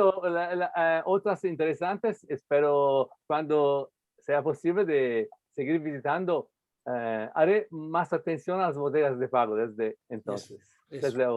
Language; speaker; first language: Spanish; non-native, fluent; Italian